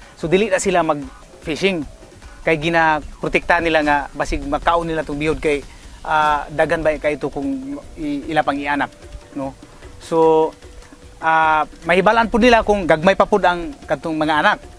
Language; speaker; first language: Cebuano; non-native, local second language; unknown